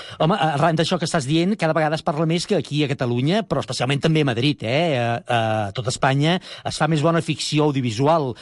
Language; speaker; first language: Catalan; native; Catalan